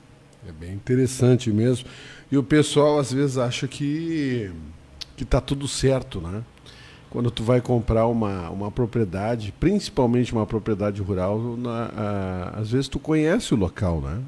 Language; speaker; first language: Portuguese; native; Portuguese